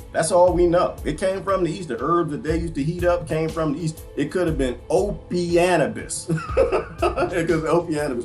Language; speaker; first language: English; native; English